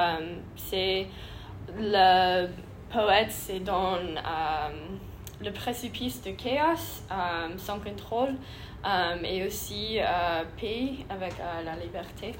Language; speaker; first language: French; non-native, learner; English